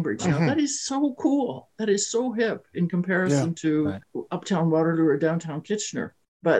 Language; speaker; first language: English; native; English